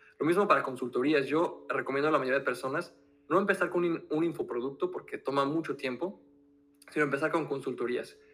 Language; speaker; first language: Spanish; native; Spanish